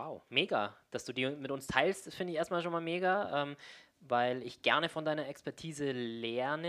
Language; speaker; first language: German; native; German